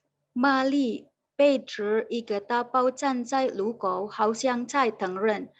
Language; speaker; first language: Chinese; non-native, fluent; Indonesian